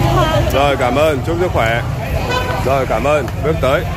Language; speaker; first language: Vietnamese; native; Vietnamese